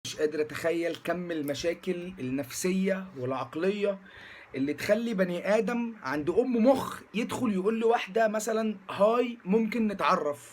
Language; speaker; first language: Arabic; native; Arabic